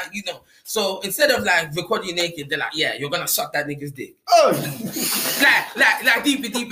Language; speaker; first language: English; native; English